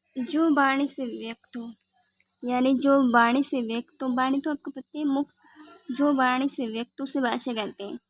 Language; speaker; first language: Hindi; native; Hindi